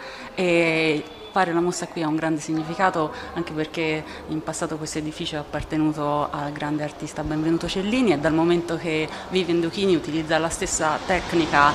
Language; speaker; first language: Italian; native; Italian